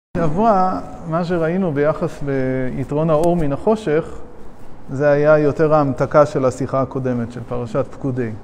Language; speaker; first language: Hebrew; non-native, fluent; English